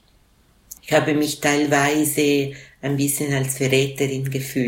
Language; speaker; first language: German; non-native, local second language; Italian